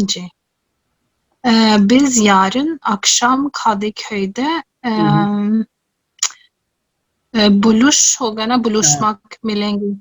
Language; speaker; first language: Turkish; non-native, learner; Urdu